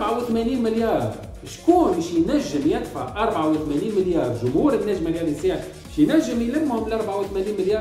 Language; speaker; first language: Arabic; native; Arabic